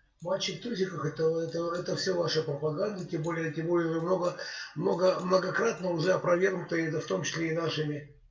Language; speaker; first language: Russian; native; Russian